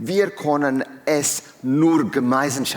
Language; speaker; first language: German; non-native, learner; English